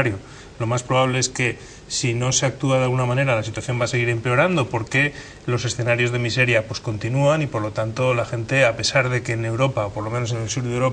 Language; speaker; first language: Spanish; native; Spanish